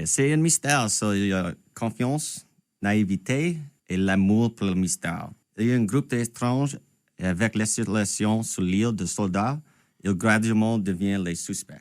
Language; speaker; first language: French; non-native, local second language; English